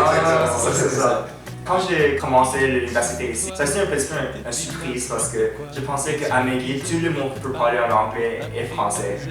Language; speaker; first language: French; non-native, learner; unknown